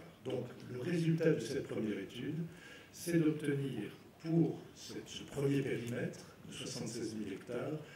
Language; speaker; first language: French; native; French